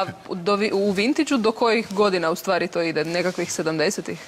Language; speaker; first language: Croatian; native; Croatian